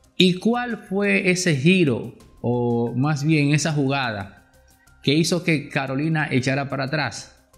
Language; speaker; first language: Spanish; native; Spanish